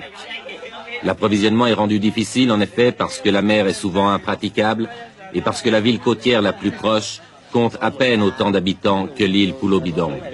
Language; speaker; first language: French; native; French